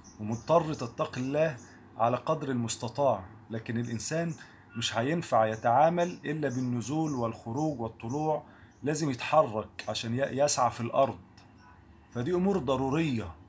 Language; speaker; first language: Arabic; native; Arabic